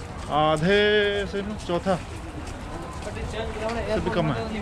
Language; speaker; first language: Hindi; non-native, local second language; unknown